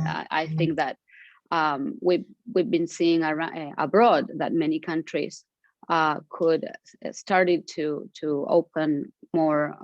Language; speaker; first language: English; non-native, fluent; Spanish